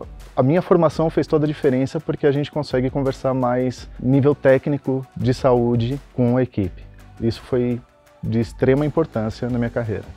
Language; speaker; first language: Portuguese; native; Portuguese